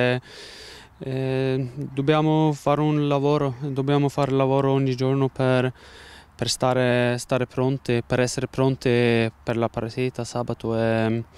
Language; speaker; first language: Italian; non-native, learner; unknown